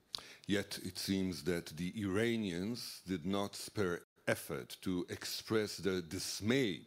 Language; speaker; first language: English; non-native, fluent; Hebrew